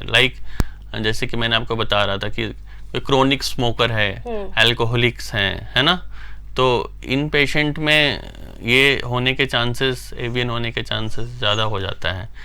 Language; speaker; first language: Hindi; native; Hindi